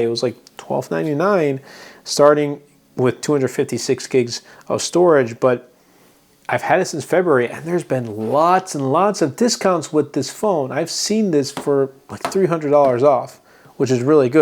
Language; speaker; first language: English; native; English